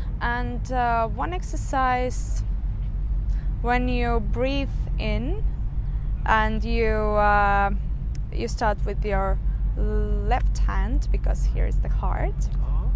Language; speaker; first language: English; non-native, fluent; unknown